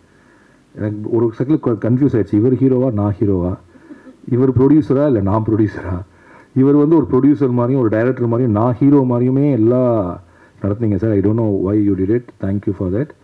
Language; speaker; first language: Tamil; native; Tamil